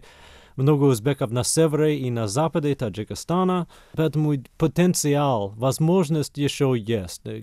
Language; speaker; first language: Russian; non-native, fluent; English